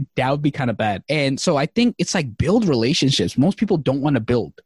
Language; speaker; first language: English; native; English